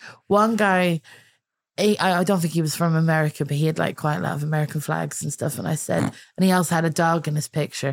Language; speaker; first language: English; native; English